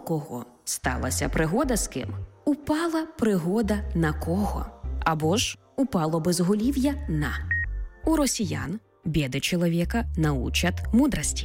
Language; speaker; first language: Ukrainian; native; Ukrainian